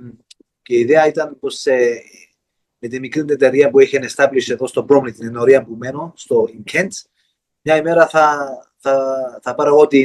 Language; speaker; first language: Greek; early bilingual, heritage; Greek